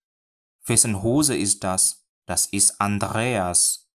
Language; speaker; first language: German; non-native, fluent; Indonesian